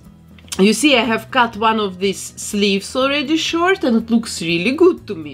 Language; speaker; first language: English; non-native, fluent; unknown